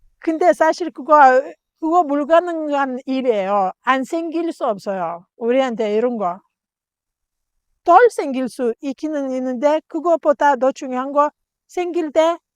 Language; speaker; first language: Korean; non-native, learner; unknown